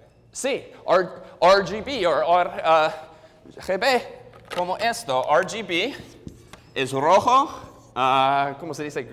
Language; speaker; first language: Spanish; non-native, learner; English